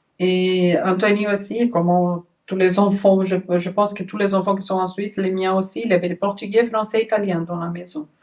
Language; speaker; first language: French; non-native, fluent; Portuguese